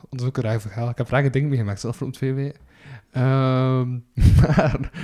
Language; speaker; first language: Dutch; native; Dutch